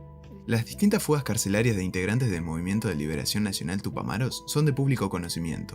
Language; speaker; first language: Spanish; native; Spanish